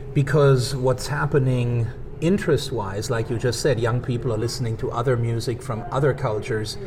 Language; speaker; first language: English; non-native, fluent; German